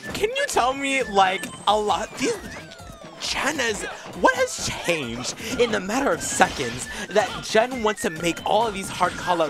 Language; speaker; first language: English; native; English